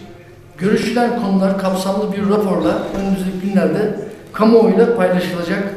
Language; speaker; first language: Turkish; native; Turkish